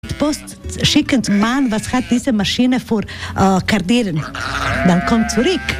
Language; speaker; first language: German; non-native, learner; Croatian